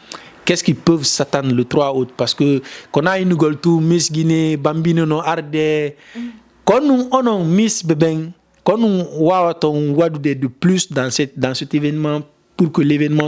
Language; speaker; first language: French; non-native, local second language; Fula